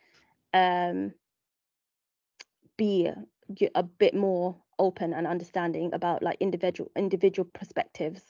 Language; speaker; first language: English; native; English